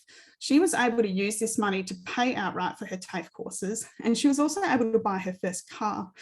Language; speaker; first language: English; native; English